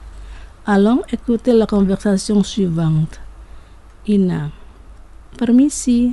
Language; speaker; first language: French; non-native, fluent; Indonesian